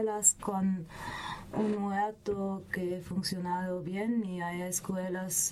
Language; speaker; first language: Spanish; non-native, learner; German